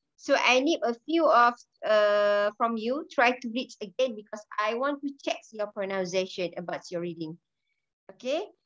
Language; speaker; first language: English; non-native, local second language; Malay